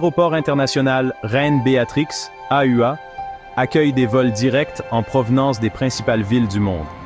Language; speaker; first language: French; native; French